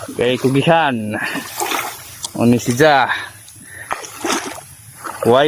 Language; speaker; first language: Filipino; non-native, local second language; Hiligaynon